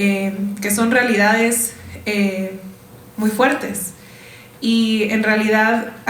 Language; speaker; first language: Spanish; native; Spanish